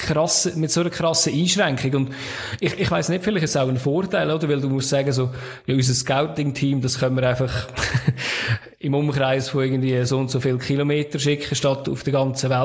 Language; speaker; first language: German; native; German